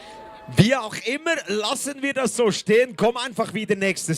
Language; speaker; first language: German; native; German